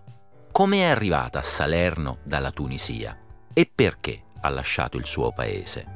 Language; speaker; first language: Italian; native; Italian